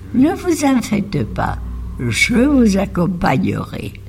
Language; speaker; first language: French; non-native, fluent; Spanish